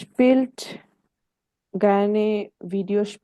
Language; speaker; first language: German; non-native, learner; Bangla